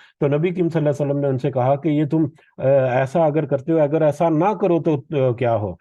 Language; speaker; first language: Urdu; native; Urdu